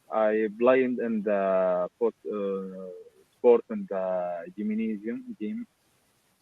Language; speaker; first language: English; non-native, learner; Arabic